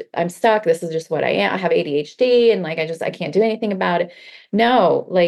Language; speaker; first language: English; early bilingual, other home language; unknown